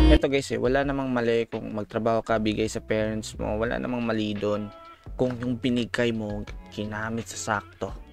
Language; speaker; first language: Filipino; non-native, local second language; Cebuano